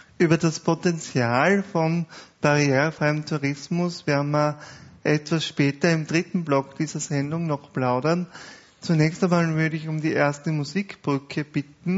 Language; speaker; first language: German; native; German